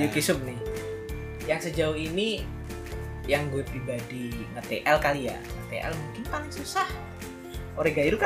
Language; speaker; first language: Indonesian; native; Indonesian